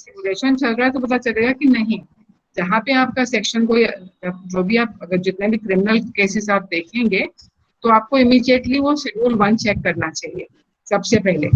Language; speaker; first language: Hindi; native; Hindi